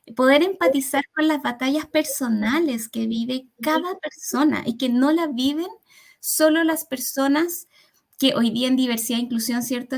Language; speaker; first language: Spanish; early bilingual, other home language; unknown